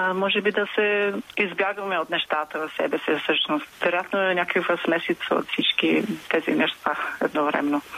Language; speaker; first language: Bulgarian; non-native, fluent; English